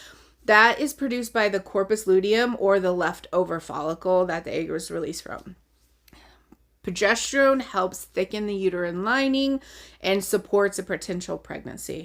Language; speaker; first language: English; native; English